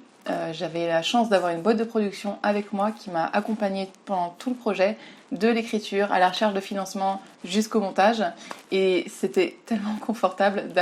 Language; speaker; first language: French; native; French